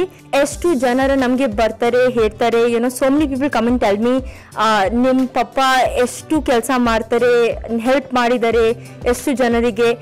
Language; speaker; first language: Kannada; early bilingual, heritage; Kannada